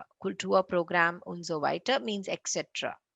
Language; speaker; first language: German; non-native, learner; Tamil